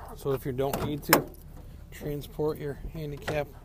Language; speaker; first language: English; native; English